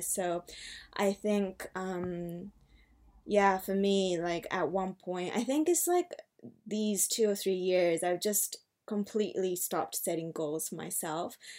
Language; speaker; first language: English; early bilingual, other home language; Japanese